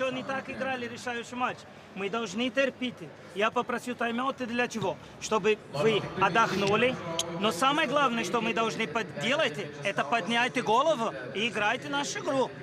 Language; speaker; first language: Russian; non-native, learner; Portuguese